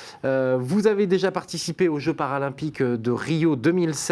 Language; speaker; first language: French; native; French